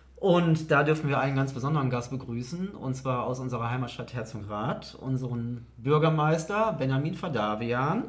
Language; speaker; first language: German; native; German